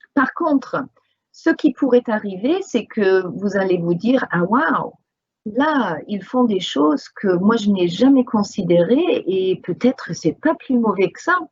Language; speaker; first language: French; non-native, fluent; English